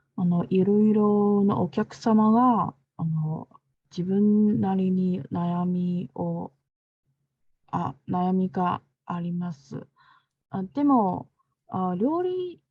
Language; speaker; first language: Japanese; non-native, learner; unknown